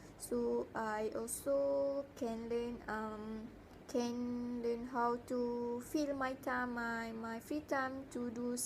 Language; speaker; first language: English; non-native, learner; Malay